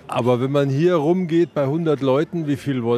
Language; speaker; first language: German; native; German